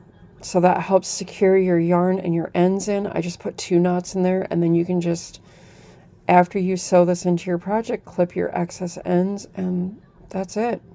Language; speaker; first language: English; native; English